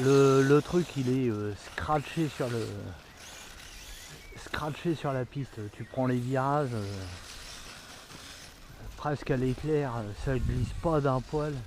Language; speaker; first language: French; native; French